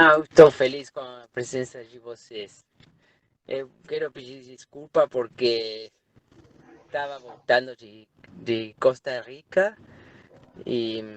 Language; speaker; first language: Portuguese; non-native, fluent; Spanish